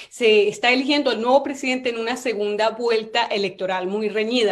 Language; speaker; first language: Spanish; native; Spanish